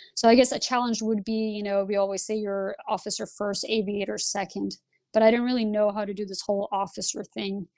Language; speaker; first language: English; early bilingual, other home language; Lithuanian